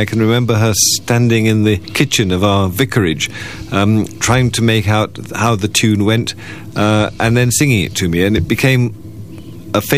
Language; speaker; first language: English; native; English